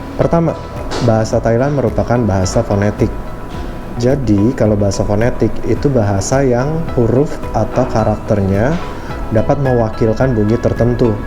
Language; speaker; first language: Indonesian; native; Indonesian